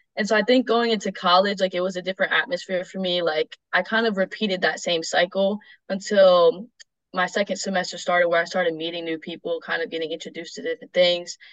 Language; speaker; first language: English; native; English